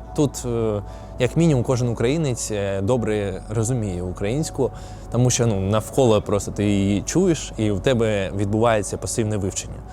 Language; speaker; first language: Ukrainian; non-native, local second language; Russian